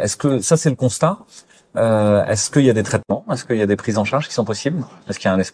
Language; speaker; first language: French; native; French